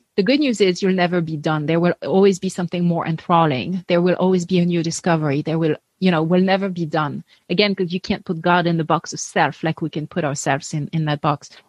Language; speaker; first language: English; non-native, fluent; French